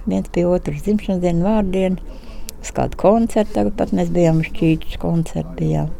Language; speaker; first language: Latvian; native; Latvian